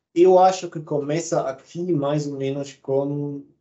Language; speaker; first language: Portuguese; non-native, fluent; German